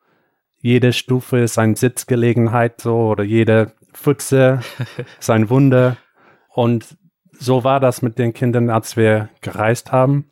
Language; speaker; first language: German; non-native, fluent; English